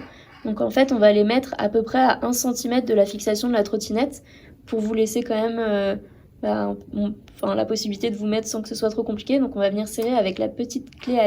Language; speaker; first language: French; native; French